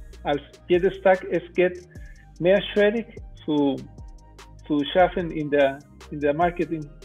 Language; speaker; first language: German; non-native, learner; Spanish